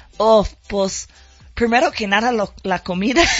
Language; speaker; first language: Spanish; non-native, learner; English